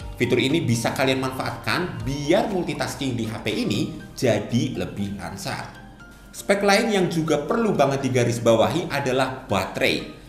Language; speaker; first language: Indonesian; native; Indonesian